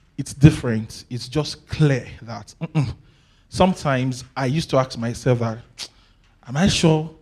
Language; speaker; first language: English; non-native, local second language; Yoruba